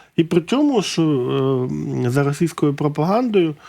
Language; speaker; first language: Ukrainian; native; Ukrainian